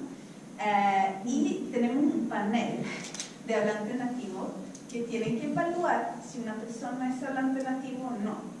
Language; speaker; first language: Spanish; non-native, fluent; Swedish